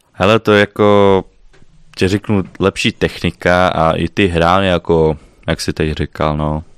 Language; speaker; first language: Czech; early bilingual, heritage; Czech